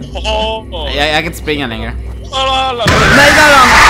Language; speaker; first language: Swedish; native; Swedish